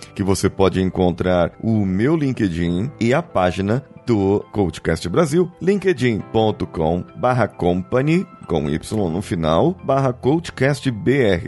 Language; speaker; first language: Portuguese; native; Portuguese